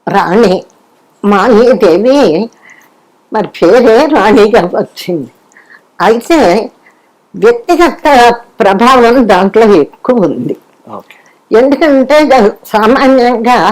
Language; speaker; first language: Telugu; non-native, local second language; Kannada